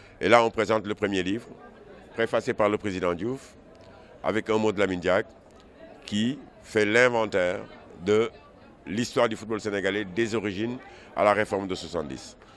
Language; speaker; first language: French; non-native, local second language; Wolof